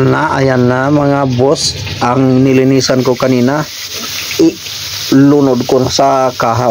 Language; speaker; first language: Filipino; non-native, local second language; Cebuano